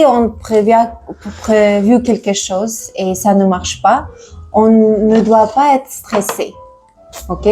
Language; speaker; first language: French; non-native, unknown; Tajik